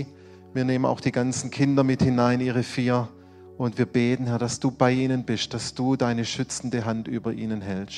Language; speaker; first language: German; native; German